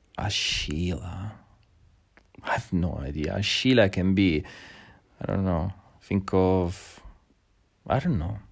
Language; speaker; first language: English; non-native, fluent; Italian